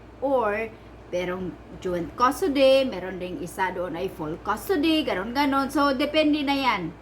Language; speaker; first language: Filipino; non-native, local second language; Cebuano